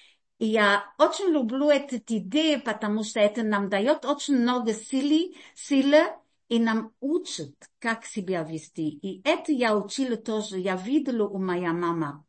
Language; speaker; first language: Russian; early bilingual, heritage; Russian